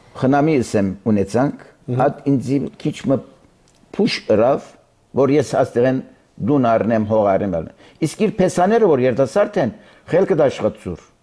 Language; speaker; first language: Armenian; early bilingual, heritage; Armenian